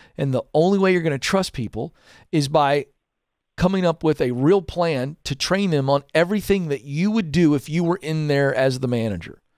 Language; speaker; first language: English; native; English